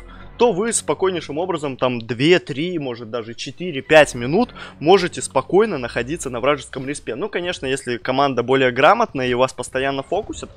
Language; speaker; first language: Russian; native; Russian